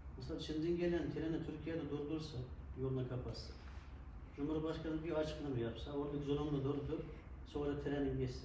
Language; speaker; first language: Turkish; non-native, learner; Uyghur